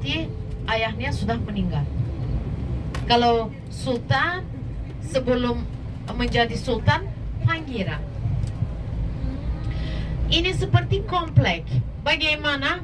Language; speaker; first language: Indonesian; non-native, fluent; Turkish